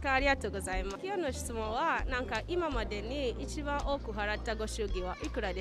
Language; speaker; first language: Japanese; non-native, learner; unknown